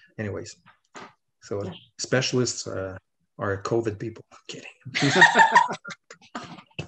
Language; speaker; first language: English; non-native, fluent; French